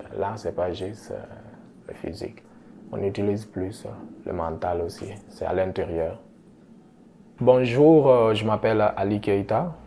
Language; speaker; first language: French; non-native, local second language; Susu